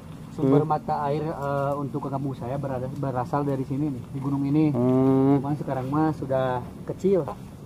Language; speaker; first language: Indonesian; non-native, local second language; Sundanese